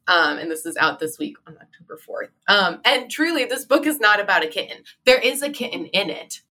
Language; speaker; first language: English; native; English